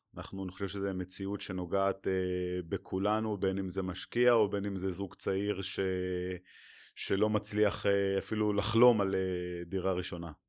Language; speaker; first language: Hebrew; native; Hebrew